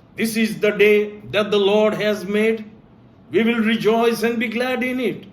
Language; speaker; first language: English; non-native, local second language; Gujarati